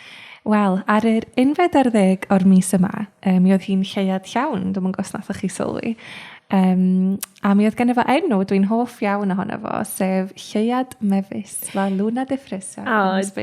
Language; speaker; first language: Welsh; native; Welsh